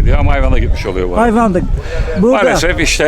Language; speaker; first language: Turkish; native; Turkish